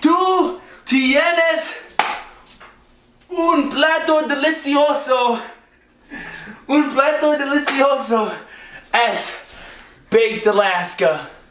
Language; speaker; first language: Spanish; non-native, learner; English